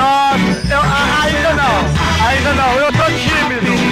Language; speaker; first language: Portuguese; non-native, learner; Spanish